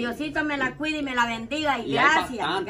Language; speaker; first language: Spanish; native; Spanish